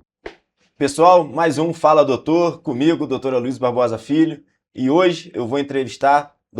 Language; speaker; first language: Portuguese; native; Portuguese